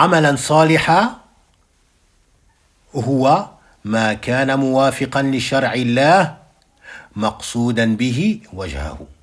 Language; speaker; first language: Arabic; non-native, fluent; French